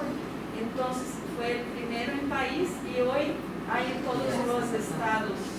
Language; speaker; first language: Spanish; non-native, fluent; Portuguese